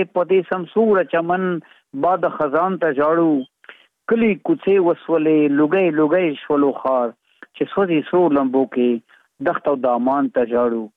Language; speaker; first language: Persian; non-native, local second language; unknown